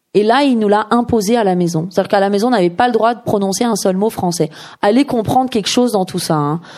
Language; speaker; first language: French; early bilingual, other home language; Persian